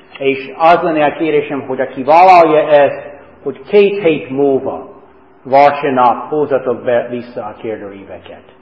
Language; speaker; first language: Hungarian; non-native, learner; English